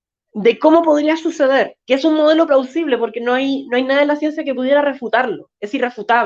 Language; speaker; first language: Spanish; native; Spanish